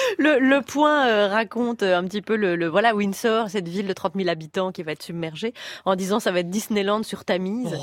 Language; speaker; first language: French; native; French